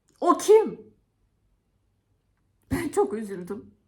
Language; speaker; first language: Turkish; non-native, fluent; Japanese